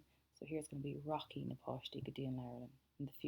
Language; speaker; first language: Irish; non-native, local second language; English